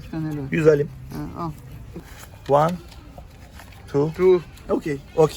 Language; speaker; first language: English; non-native, learner; Turkish